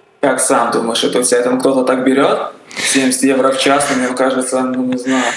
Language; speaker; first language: Russian; non-native, local second language; Latvian